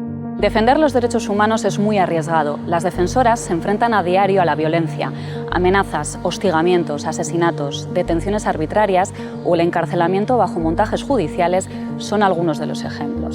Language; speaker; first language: Spanish; native; Spanish